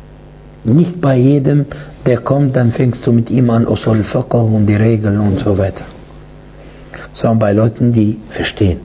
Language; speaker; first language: German; non-native, fluent; Arabic